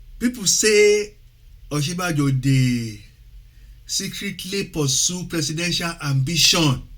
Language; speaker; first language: Nigerian Pidgin; non-native, local second language; Yoruba